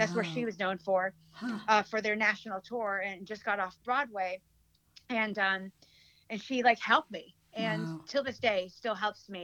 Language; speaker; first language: English; early bilingual, other home language; Hiligaynon